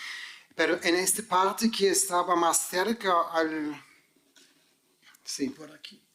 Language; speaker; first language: Spanish; non-native, fluent; German